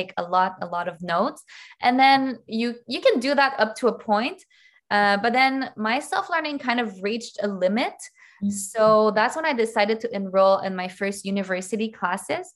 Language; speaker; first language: English; non-native, fluent; French